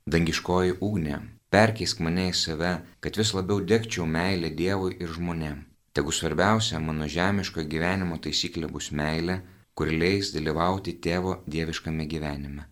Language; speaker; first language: Lithuanian; native; Lithuanian